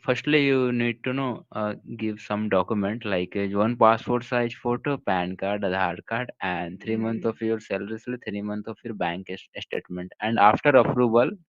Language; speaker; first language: English; non-native, local second language; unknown